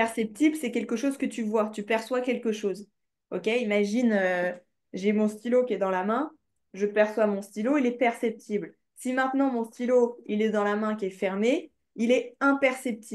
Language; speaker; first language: French; native; French